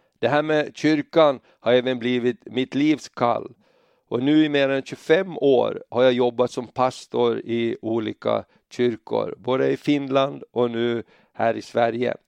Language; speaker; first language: Swedish; native; Swedish